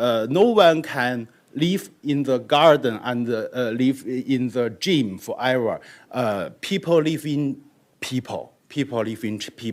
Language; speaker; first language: English; non-native, learner; Chinese